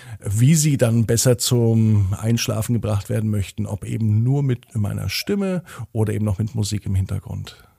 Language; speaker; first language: German; native; German